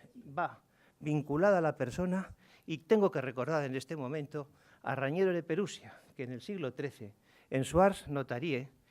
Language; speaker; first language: Spanish; native; Spanish